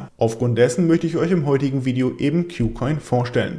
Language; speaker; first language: German; native; German